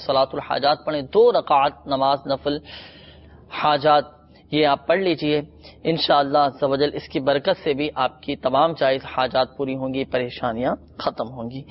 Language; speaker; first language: Urdu; native; Urdu